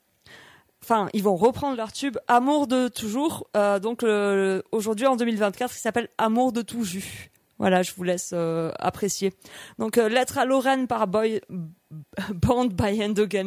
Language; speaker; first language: French; native; French